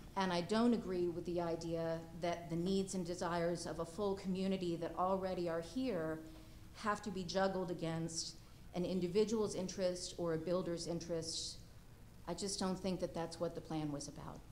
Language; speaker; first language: English; native; English